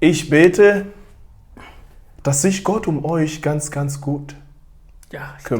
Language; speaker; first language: German; non-native, learner; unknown